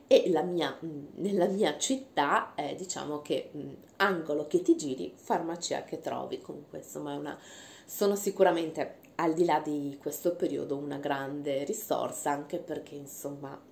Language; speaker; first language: Italian; native; Italian